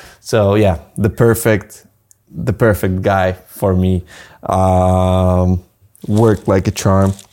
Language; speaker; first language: English; non-native, fluent; Polish